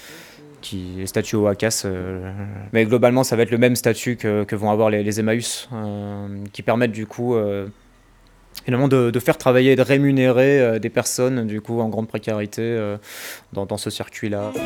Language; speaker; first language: French; native; French